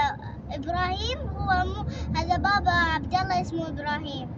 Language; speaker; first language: Arabic; non-native, learner; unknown